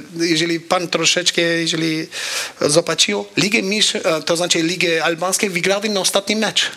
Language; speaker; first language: Polish; non-native, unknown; Albanian